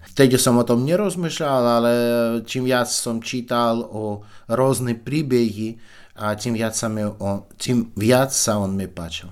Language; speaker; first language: Slovak; non-native, fluent; Russian